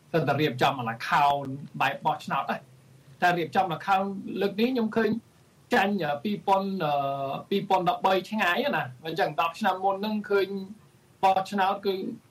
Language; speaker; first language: Khmer; early bilingual, heritage; Khmer